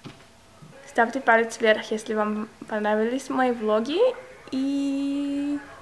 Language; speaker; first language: Russian; early bilingual, heritage; Russian